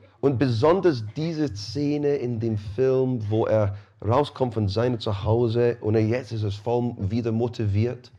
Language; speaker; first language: German; non-native, fluent; English